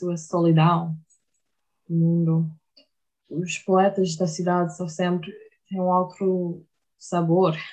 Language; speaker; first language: Portuguese; early bilingual, heritage; English